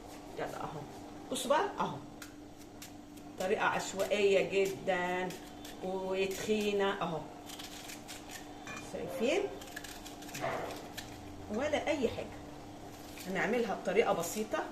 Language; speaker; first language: Arabic; native; Arabic